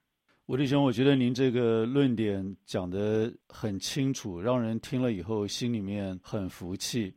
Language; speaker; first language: Chinese; native; Chinese